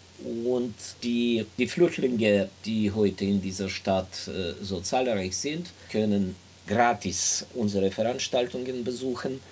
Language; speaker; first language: German; non-native, fluent; Ukrainian